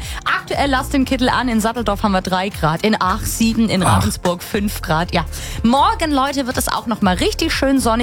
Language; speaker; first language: German; native; German